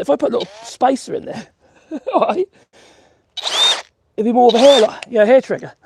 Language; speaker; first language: English; native; English